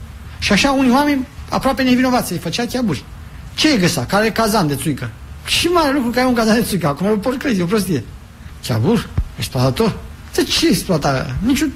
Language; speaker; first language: Romanian; native; Romanian